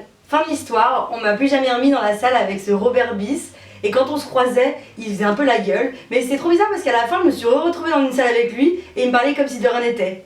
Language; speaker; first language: French; native; French